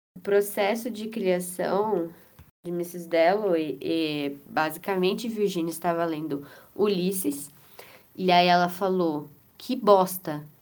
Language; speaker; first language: Portuguese; native; Portuguese